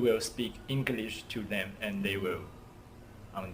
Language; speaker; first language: English; non-native, learner; Chinese